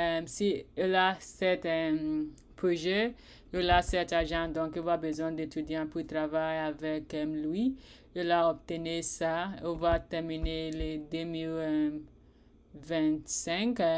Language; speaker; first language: French; non-native, learner; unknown